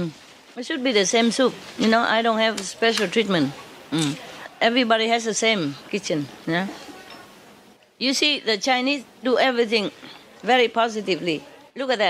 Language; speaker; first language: English; non-native, fluent; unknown